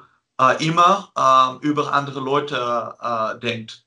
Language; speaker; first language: German; non-native, learner; Dutch